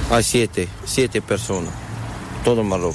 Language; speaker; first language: Spanish; non-native, learner; Arabic